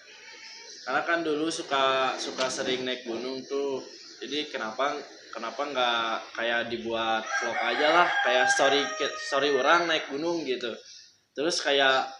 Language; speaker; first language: Indonesian; non-native, local second language; Sundanese